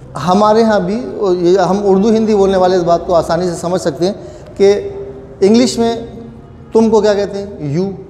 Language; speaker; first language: Urdu; native; Urdu